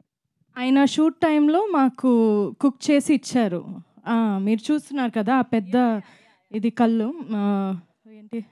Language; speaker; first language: Telugu; non-native, fluent; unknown